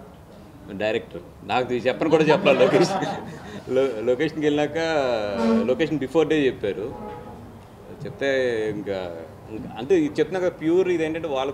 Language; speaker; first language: Telugu; native; Telugu